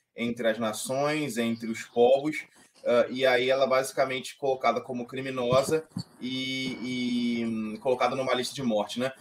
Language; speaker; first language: Portuguese; native; Portuguese